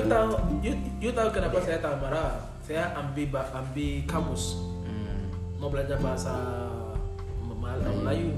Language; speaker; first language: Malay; non-native, learner; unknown